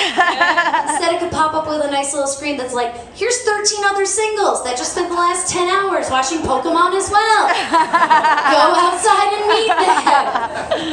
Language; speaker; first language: English; native; English